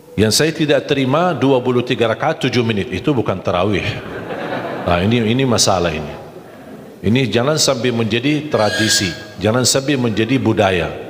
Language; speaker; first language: Malay; non-native, fluent; Arabic